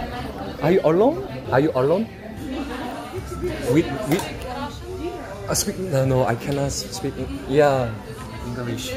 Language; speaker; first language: English; non-native, learner; Korean